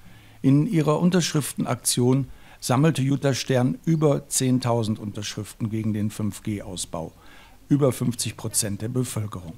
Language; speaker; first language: German; native; German